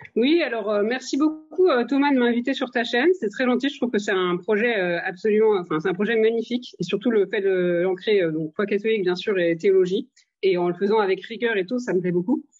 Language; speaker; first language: French; native; French